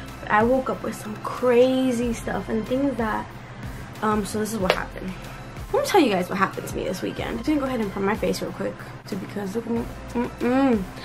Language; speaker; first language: English; early bilingual, other home language; Spanish